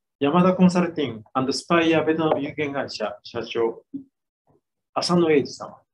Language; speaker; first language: Japanese; native; Japanese